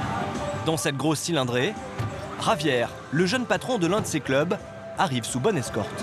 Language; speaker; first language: French; native; French